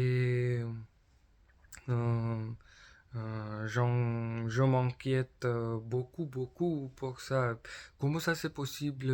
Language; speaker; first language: French; non-native, learner; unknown